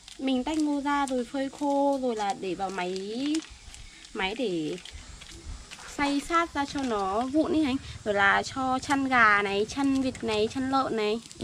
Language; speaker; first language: Vietnamese; non-native, local second language; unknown